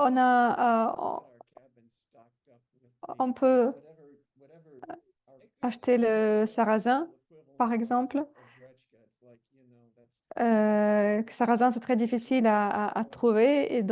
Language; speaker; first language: French; non-native, fluent; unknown